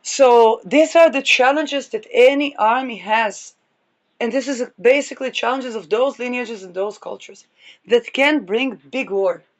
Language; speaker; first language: English; non-native, fluent; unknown